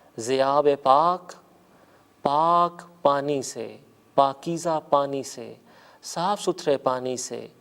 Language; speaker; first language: Urdu; native; Urdu